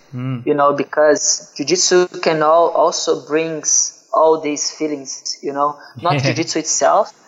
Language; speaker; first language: English; non-native, fluent; Portuguese